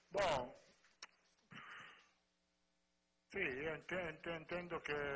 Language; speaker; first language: Portuguese; non-native, fluent; Spanish